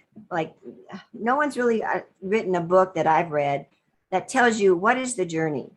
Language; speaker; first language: English; native; English